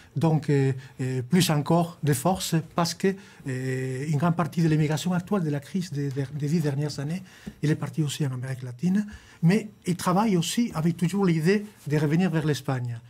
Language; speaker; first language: French; non-native, fluent; Spanish